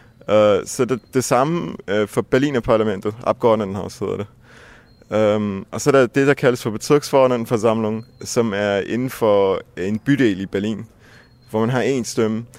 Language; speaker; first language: Danish; early bilingual, heritage; Danish